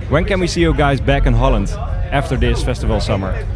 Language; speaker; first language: English; non-native, fluent; Dutch